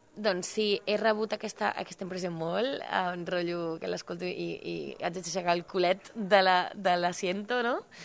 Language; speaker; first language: Catalan; early bilingual, other home language; Spanish